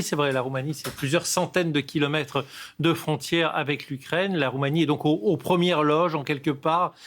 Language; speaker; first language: French; native; French